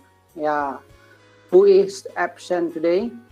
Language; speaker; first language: English; non-native, learner; Indonesian